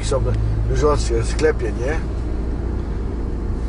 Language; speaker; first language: Polish; early bilingual, heritage; French